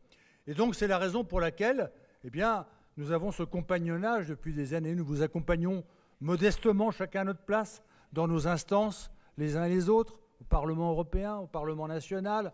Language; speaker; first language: French; native; French